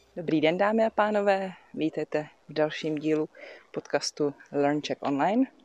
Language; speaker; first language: Czech; native; Czech